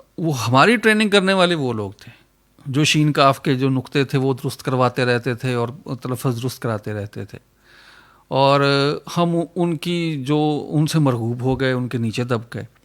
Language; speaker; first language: Urdu; non-native, local second language; Punjabi